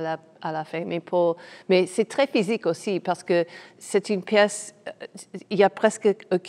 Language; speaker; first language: French; non-native, fluent; English